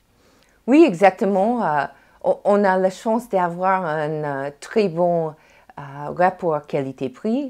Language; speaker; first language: French; non-native, fluent; English